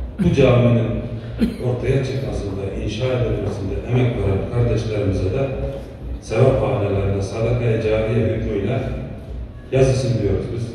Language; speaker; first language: Turkish; native; Turkish